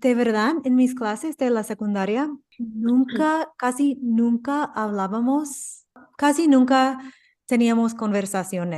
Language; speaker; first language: Spanish; non-native, fluent; English